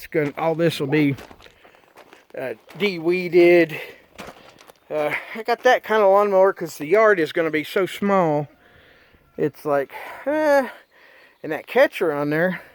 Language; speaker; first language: English; native; English